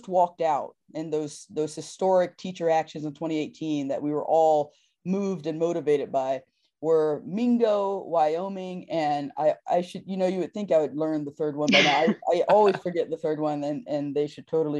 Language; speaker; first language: English; native; English